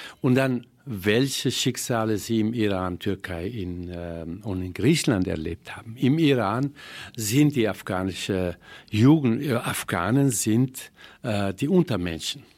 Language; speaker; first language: German; non-native, fluent; Persian